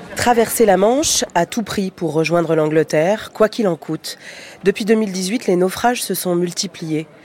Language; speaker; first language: French; native; French